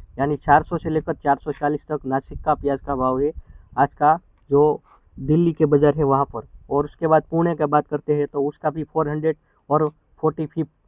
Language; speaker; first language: Hindi; non-native, local second language; Gujarati